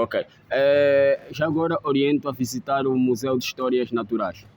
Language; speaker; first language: Portuguese; native; Portuguese